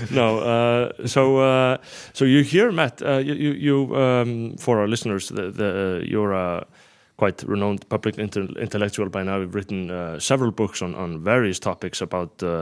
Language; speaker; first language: English; non-native, fluent; Icelandic